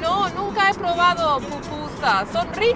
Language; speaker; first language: Spanish; non-native, learner; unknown